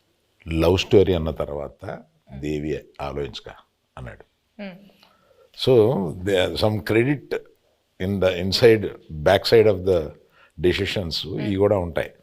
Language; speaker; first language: Telugu; native; Telugu